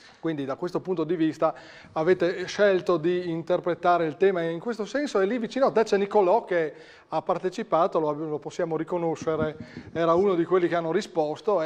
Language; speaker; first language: Italian; native; Italian